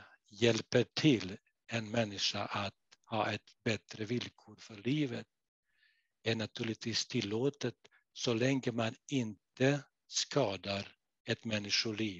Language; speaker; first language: Swedish; non-native, fluent; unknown